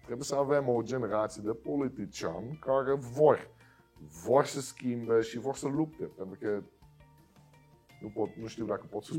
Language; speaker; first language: Romanian; non-native, learner; Dutch